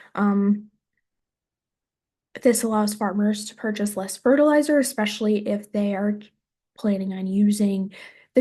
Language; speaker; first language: English; native; English